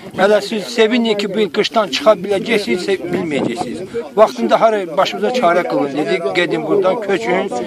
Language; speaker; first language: Azerbaijani; non-native, local second language; Lezghian